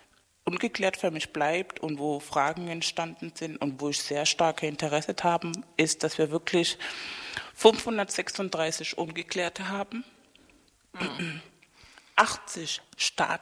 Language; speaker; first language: German; non-native, fluent; Spanish